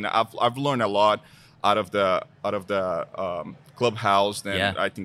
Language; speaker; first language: English; non-native, fluent; Portuguese